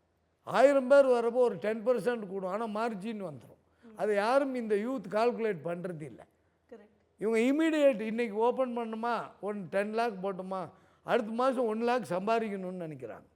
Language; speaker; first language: Tamil; native; Tamil